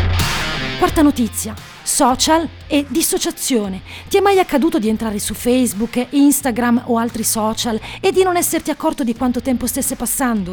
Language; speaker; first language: Italian; native; Italian